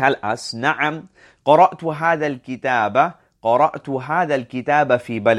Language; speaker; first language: Arabic; non-native, fluent; English